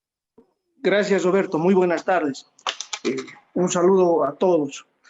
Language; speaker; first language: Spanish; native; Spanish